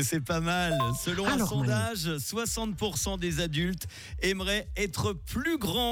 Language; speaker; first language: French; native; French